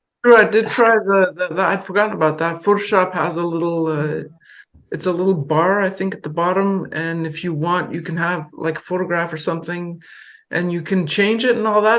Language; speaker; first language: English; non-native, fluent; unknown